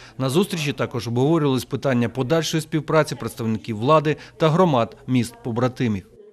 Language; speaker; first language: Ukrainian; native; Ukrainian